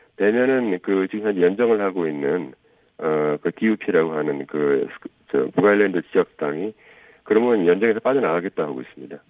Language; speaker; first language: Korean; native; Korean